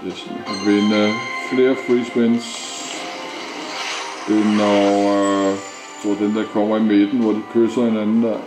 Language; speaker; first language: Danish; native; Danish